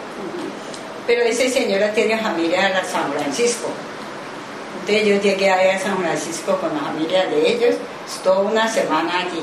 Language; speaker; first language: Spanish; non-native, learner; Japanese